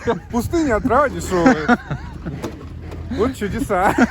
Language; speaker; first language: Russian; native; Russian